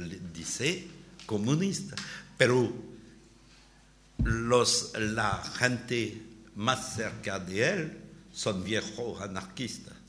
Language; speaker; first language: Spanish; non-native, learner; French